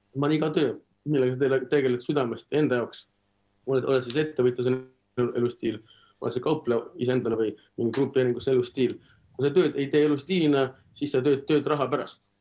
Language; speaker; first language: Estonian; non-native, local second language; Russian